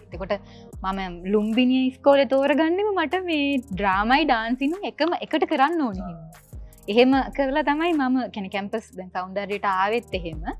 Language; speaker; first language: Sinhala; non-native, local second language; Tamil